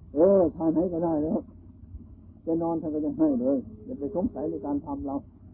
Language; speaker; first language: Thai; native; Thai